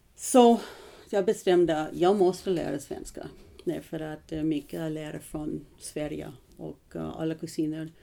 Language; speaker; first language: Swedish; non-native, learner; English